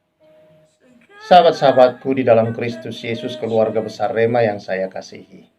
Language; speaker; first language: Indonesian; native; Indonesian